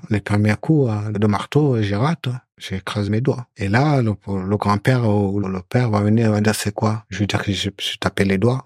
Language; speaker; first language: French; non-native, local second language; Soninke